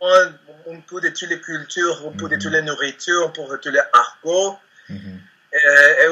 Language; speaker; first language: French; non-native, learner; Spanish